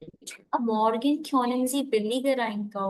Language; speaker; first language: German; non-native, fluent; Hindi